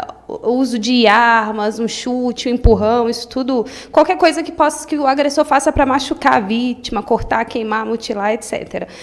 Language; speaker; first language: Portuguese; native; Portuguese